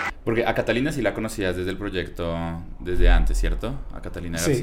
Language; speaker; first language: Spanish; native; Spanish